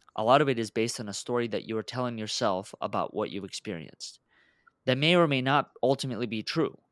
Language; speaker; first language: English; early bilingual, other home language; Russian